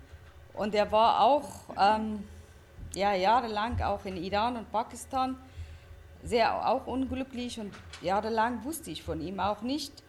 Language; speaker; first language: German; non-native, fluent; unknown